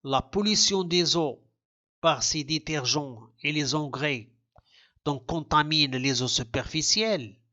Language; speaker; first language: French; non-native, local second language; Arabic